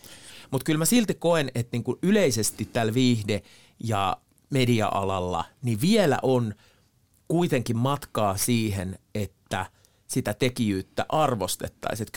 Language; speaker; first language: Finnish; native; Finnish